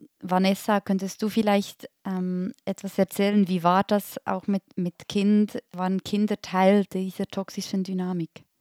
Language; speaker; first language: German; native; German